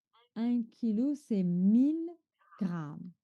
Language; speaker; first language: French; non-native, fluent; Chinese